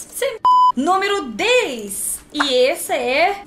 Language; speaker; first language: Portuguese; non-native, learner; Russian